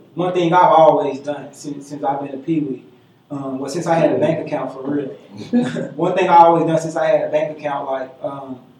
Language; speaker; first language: English; native; English